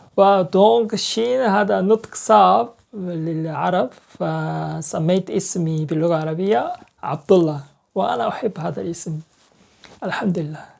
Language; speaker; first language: Arabic; non-native, learner; Korean